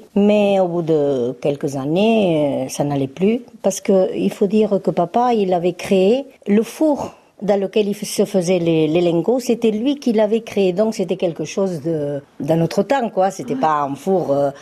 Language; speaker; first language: French; early bilingual, other home language; Spanish